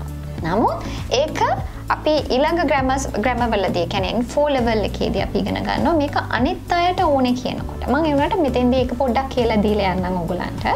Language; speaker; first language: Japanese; non-native, fluent; Sinhala